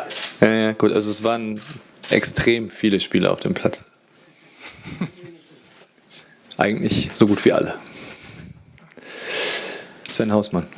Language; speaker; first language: German; native; German